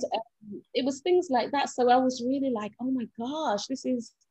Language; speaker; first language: English; native; English